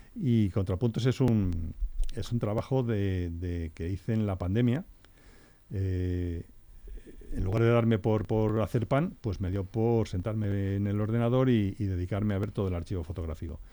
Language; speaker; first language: Spanish; native; Spanish